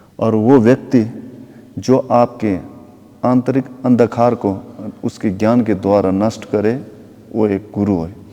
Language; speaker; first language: Hindi; non-native, local second language; Nepali